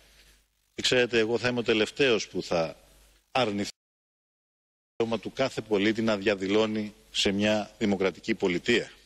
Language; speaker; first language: Greek; native; Greek